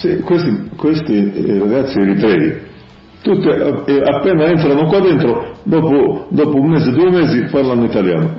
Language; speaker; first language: Italian; early bilingual, heritage; Italian